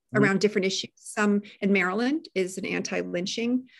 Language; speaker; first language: English; native; English